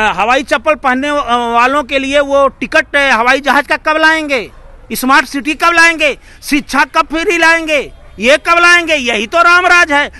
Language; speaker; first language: Hindi; native; Hindi